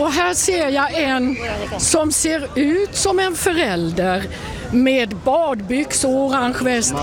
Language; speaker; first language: Swedish; native; Swedish